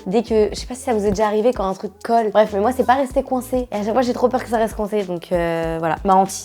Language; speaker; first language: French; native; French